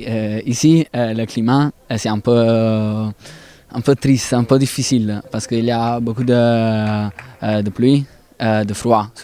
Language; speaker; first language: French; non-native, learner; Italian